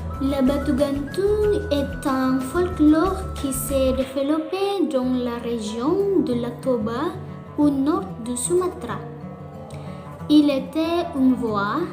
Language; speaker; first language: French; non-native, learner; Indonesian